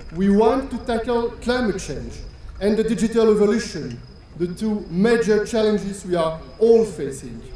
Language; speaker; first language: English; non-native, fluent; French